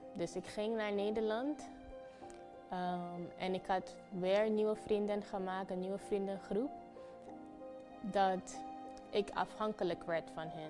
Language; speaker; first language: Dutch; non-native, fluent; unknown